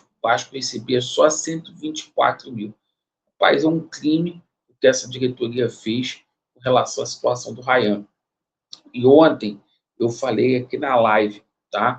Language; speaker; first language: Portuguese; native; Portuguese